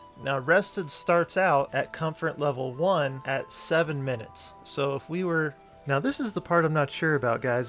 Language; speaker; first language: English; native; English